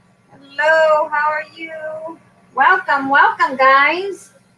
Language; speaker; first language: English; non-native, fluent; Spanish